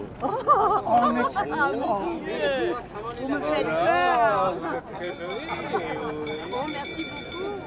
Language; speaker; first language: French; non-native, learner; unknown